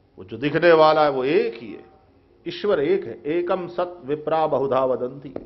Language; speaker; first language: Hindi; non-native, local second language; Gujarati